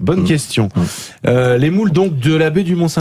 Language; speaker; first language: French; native; French